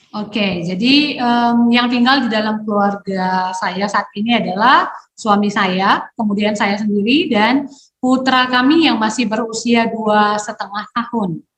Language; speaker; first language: Indonesian; native; Indonesian